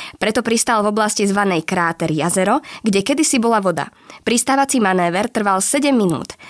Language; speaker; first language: Slovak; native; Slovak